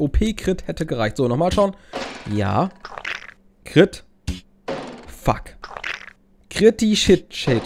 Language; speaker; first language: German; native; German